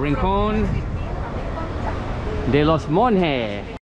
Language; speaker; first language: Spanish; non-native, learner; English